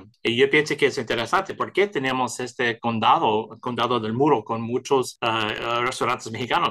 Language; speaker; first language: Spanish; early bilingual, heritage; Spanish